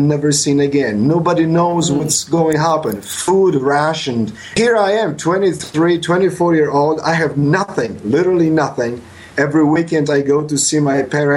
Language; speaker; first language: English; non-native, fluent; Polish